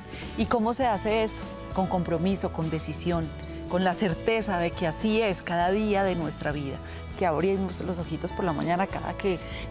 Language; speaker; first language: Spanish; native; Spanish